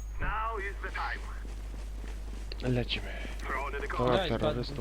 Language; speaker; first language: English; non-native, learner; Polish